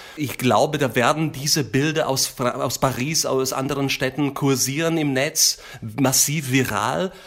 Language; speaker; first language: German; non-native, fluent; Slovak